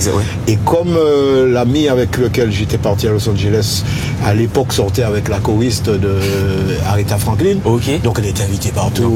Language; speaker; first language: French; native; French